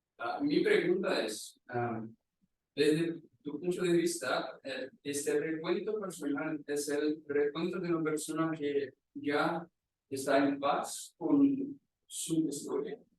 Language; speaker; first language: Spanish; non-native, fluent; Portuguese